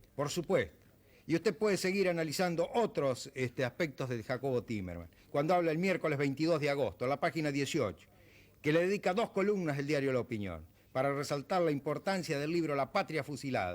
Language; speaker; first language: Spanish; native; Spanish